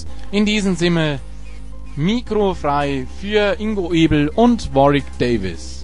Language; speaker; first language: German; native; German